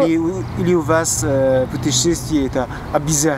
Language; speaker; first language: Russian; non-native, fluent; French